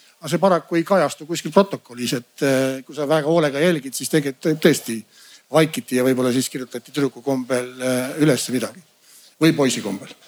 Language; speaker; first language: Estonian; native; Estonian